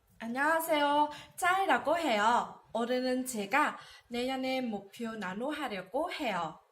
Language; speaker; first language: Korean; non-native, learner; Vietnamese